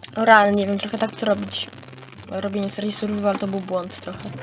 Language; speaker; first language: Polish; native; Polish